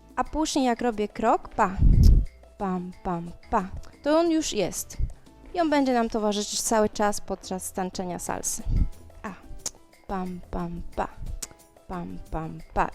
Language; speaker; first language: Polish; non-native, fluent; Spanish